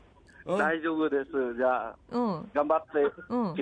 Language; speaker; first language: Japanese; non-native, learner; Vietnamese